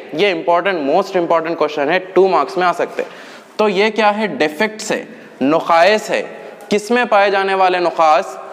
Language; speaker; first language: Urdu; native; Urdu